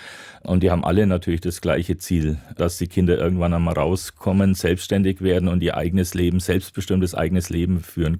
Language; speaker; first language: German; native; German